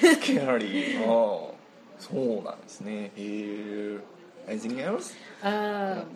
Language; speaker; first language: English; non-native, learner; Japanese